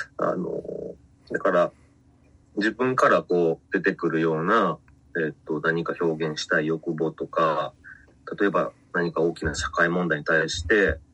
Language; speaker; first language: Japanese; native; Japanese